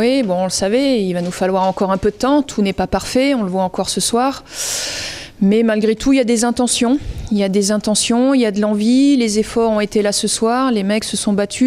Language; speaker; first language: French; native; French